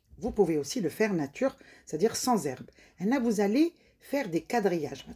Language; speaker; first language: French; non-native, local second language; Arabic